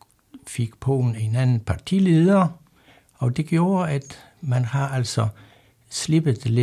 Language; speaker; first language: Danish; non-native, fluent; Polish